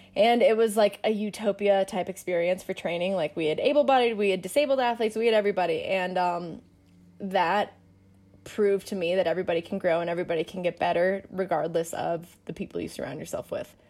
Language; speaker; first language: English; native; English